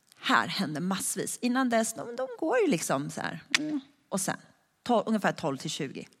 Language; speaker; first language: Swedish; early bilingual, other home language; Persian